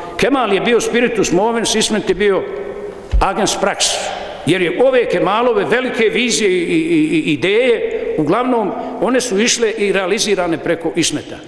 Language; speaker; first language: Bosnian; native; Bosnian